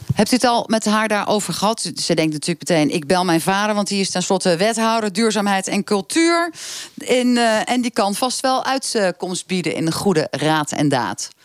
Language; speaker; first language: Dutch; native; Dutch